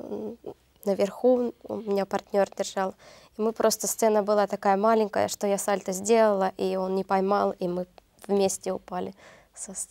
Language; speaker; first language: Russian; non-native, learner; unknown